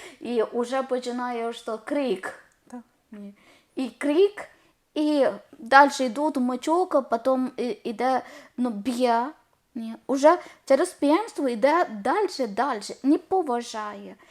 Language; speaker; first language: Ukrainian; non-native, learner; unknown